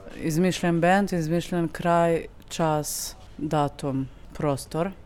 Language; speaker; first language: Slovenian; native; Slovenian